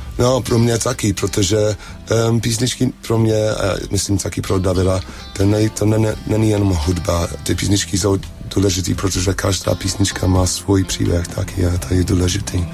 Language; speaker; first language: Czech; non-native, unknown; English